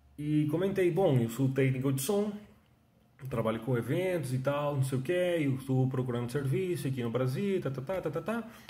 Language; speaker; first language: Portuguese; non-native, fluent; Spanish